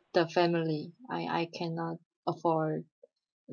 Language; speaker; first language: English; non-native, learner; Chinese